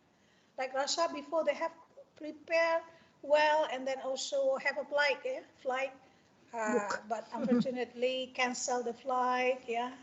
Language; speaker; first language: English; non-native, fluent; Indonesian